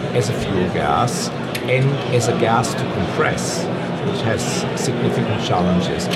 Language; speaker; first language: English; non-native, fluent; German